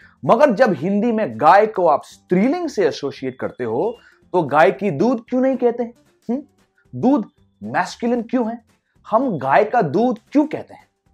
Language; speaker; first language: Hindi; non-native, local second language; English